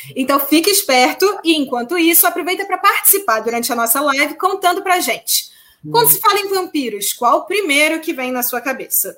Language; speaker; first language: Portuguese; native; Portuguese